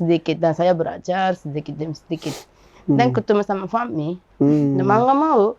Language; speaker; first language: Indonesian; non-native, learner; Japanese